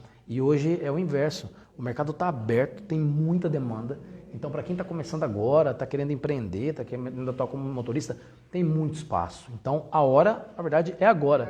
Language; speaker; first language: Portuguese; native; Portuguese